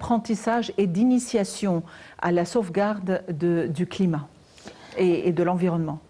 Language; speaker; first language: French; non-native, fluent; Arabic